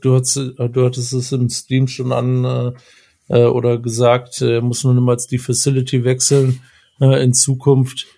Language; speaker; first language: German; native; German